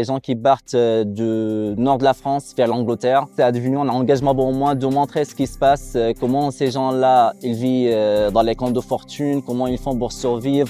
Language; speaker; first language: French; non-native, fluent; Arabic